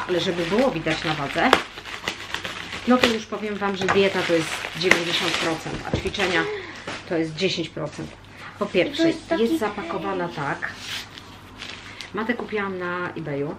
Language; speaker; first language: Polish; native; Polish